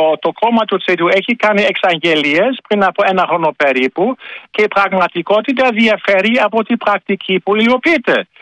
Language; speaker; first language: Greek; non-native, fluent; German